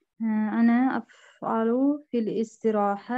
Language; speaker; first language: Arabic; non-native, learner; Uzbek